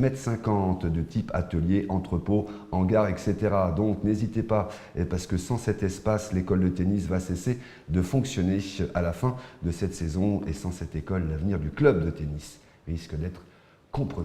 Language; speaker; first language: French; native; French